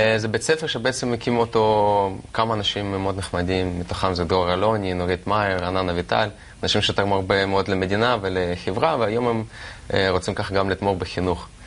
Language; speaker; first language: Hebrew; non-native, fluent; Russian